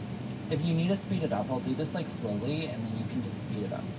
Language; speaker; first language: English; native; English